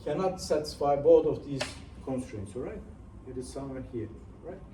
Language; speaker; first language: English; non-native, fluent; Turkish